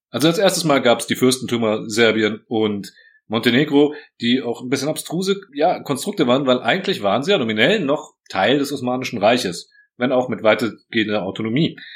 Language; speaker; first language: German; early bilingual, other home language; Croatian